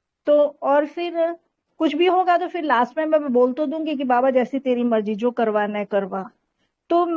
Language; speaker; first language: Hindi; native; Hindi